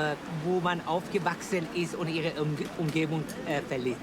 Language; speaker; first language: German; non-native, fluent; Persian